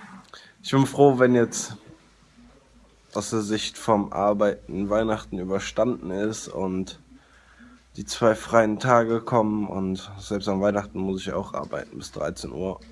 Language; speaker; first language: German; native; German